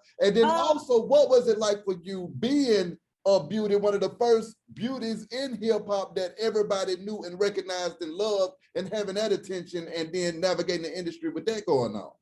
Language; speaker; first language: English; native; English